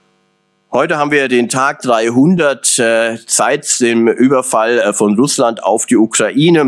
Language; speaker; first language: German; native; German